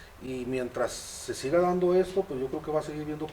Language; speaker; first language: Spanish; native; Spanish